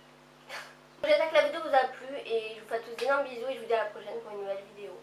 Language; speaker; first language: French; native; French